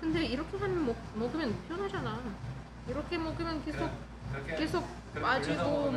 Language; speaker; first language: Korean; non-native, fluent; Russian